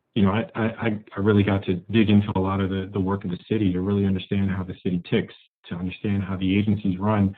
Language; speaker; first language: English; native; English